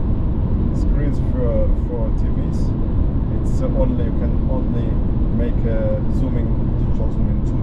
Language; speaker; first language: English; non-native, learner; German